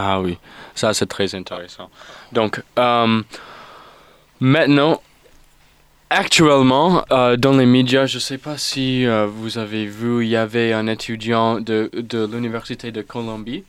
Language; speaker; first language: French; non-native, fluent; English